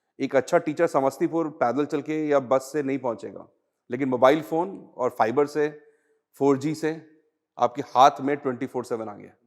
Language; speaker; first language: Hindi; native; Hindi